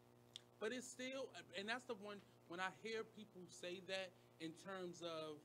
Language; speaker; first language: English; native; English